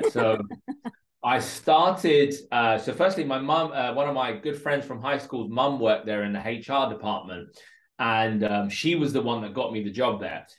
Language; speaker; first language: English; early bilingual, other home language; Russian